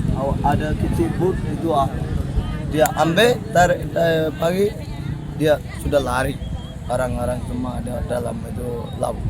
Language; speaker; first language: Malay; non-native, learner; Rohingya